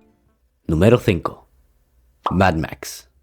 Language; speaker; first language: English; non-native, fluent; Norwegian